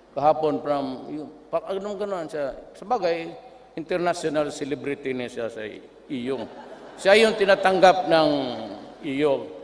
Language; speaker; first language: Filipino; non-native, local second language; Cebuano